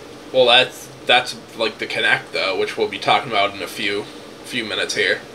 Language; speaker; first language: English; native; English